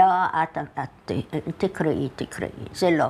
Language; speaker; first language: Hebrew; non-native, fluent; Polish